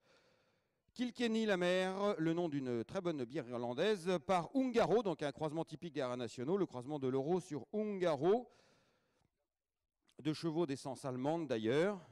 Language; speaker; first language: French; native; French